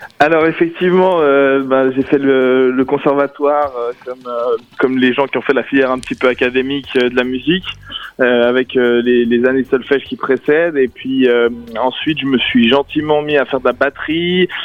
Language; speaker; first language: French; native; French